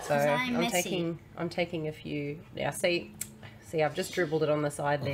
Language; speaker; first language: English; native; English